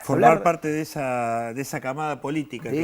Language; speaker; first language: Spanish; native; Spanish